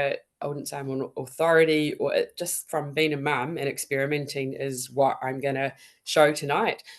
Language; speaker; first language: English; native; English